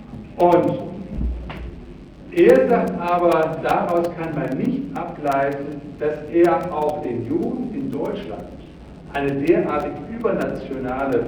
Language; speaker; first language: German; native; German